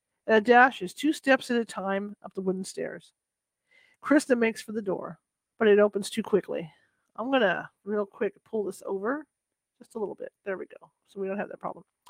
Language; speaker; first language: English; native; English